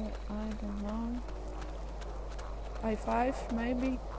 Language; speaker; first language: English; non-native, fluent; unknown